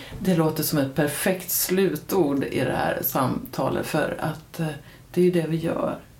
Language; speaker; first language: Swedish; native; Swedish